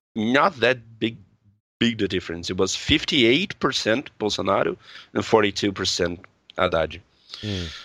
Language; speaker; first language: English; non-native, fluent; Portuguese